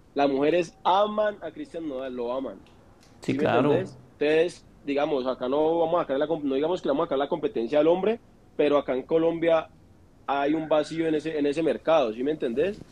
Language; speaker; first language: Spanish; native; Spanish